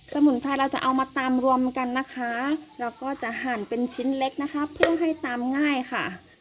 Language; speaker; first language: Thai; non-native, local second language; S'gaw Karen